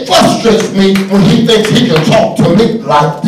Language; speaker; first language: English; native; English